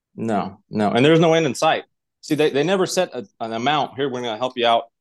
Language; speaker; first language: English; non-native, fluent; Uzbek